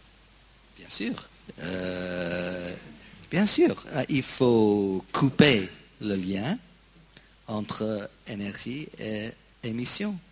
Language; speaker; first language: French; non-native, fluent; English